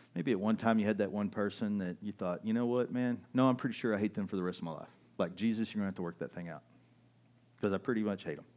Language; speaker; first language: English; early bilingual, other home language; German